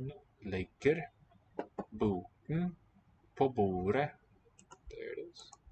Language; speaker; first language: Norwegian; non-native, learner; English